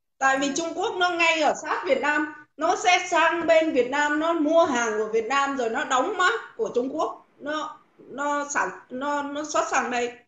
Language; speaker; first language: Vietnamese; native; Vietnamese